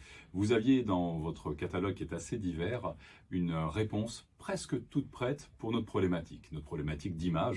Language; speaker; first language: French; native; French